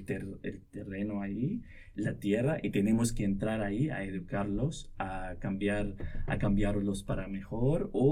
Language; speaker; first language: Spanish; non-native, local second language; Arabic